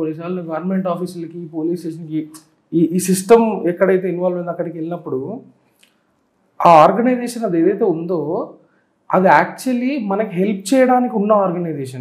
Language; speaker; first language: Telugu; native; Telugu